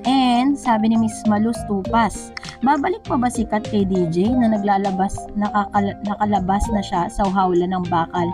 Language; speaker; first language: Filipino; native; Filipino